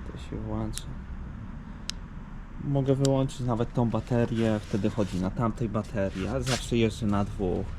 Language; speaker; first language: Polish; native; Polish